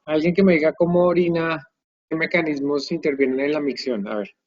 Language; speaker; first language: Spanish; native; Spanish